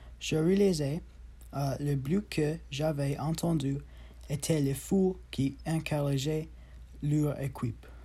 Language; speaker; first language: French; non-native, learner; English